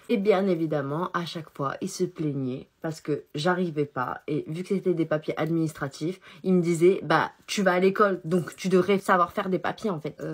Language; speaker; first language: French; early bilingual, other home language; Chinese